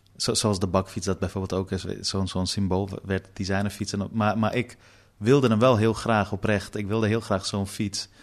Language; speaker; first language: Dutch; early bilingual, other home language; Persian